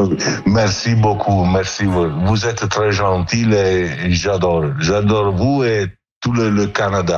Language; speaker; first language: French; non-native, learner; Italian